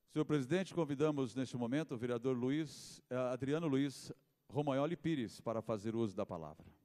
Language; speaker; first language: Portuguese; native; Portuguese